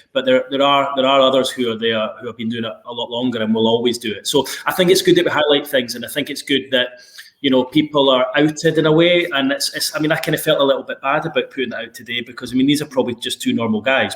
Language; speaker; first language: English; native; English